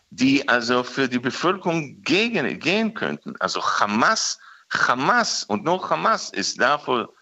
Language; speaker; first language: German; non-native, fluent; Hebrew